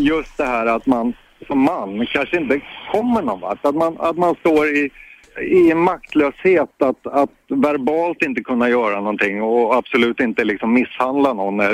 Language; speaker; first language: Swedish; non-native, learner; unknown